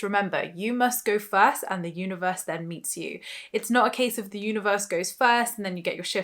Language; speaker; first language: English; native; English